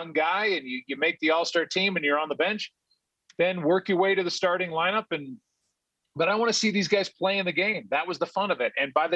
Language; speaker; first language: English; native; English